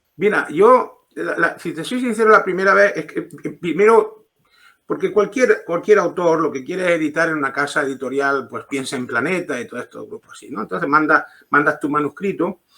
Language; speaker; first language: Spanish; early bilingual, heritage; Spanish